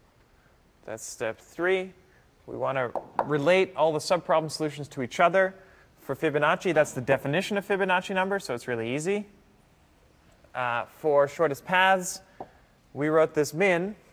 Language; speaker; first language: English; native; English